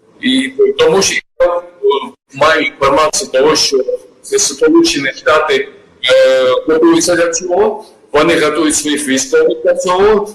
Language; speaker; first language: Ukrainian; non-native, learner; Georgian